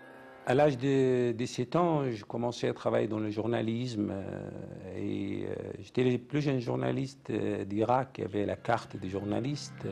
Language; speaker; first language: French; non-native, fluent; Arabic